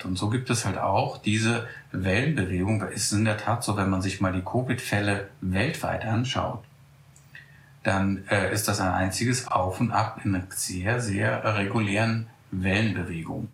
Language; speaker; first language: German; native; German